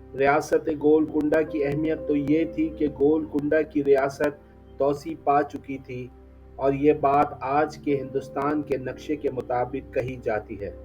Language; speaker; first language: Urdu; native; Urdu